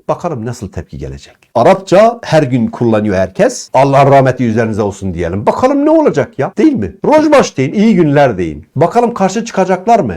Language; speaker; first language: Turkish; non-native, local second language; Kurdish